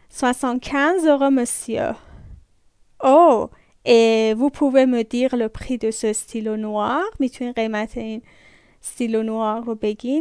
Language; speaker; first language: French; non-native, fluent; Persian